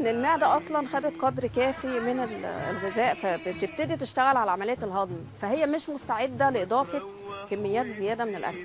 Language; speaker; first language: Arabic; native; Arabic